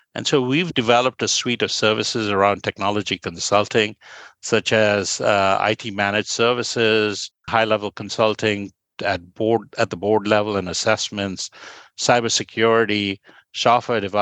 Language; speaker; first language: English; non-native, local second language; Bangla